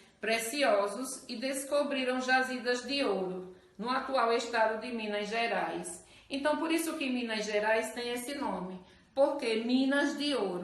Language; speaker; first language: Portuguese; native; Portuguese